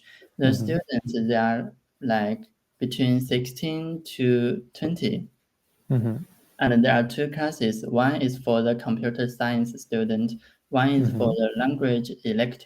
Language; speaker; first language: English; non-native, learner; Chinese